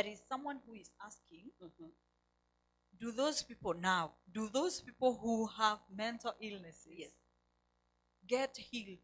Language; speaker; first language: English; non-native, local second language; Swahili